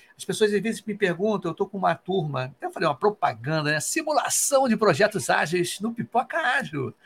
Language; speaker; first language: Portuguese; native; Portuguese